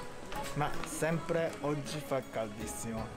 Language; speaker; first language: Italian; non-native, learner; Japanese